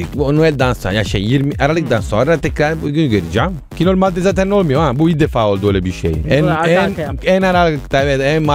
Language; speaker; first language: Turkish; non-native, learner; Italian